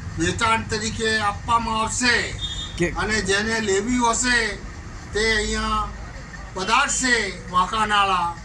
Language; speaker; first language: Gujarati; non-native, local second language; Bhili